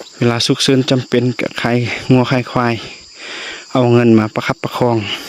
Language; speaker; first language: Lao; non-native, local second language; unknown